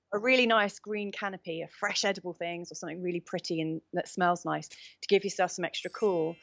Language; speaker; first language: English; native; English